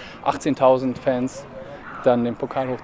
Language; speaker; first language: German; native; German